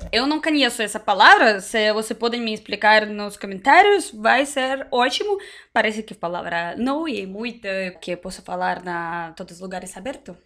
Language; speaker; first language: Portuguese; non-native, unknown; Russian